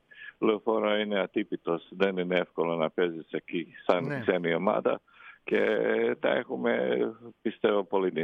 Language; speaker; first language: Greek; non-native, learner; Croatian